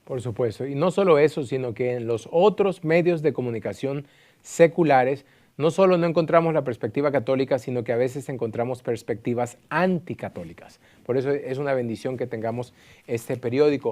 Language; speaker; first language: Spanish; native; Spanish